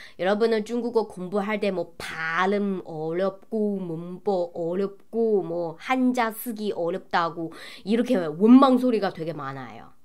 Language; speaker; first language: Korean; non-native, learner; Chinese